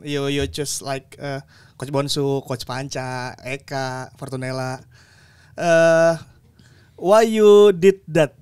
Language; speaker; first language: English; non-native, learner; Indonesian